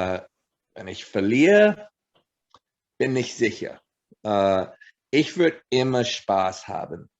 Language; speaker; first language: German; non-native, learner; English